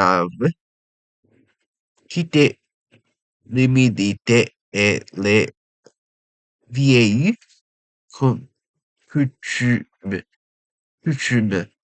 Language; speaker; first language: French; non-native, learner; Japanese